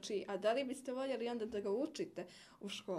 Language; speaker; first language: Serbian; non-native, local second language; Romany